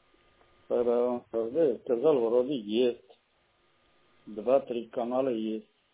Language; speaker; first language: Russian; non-native, local second language; Armenian